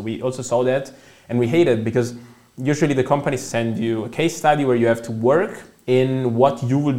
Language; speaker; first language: English; non-native, fluent; Italian